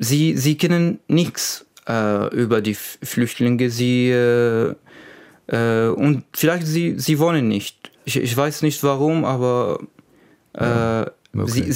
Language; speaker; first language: German; non-native, learner; Arabic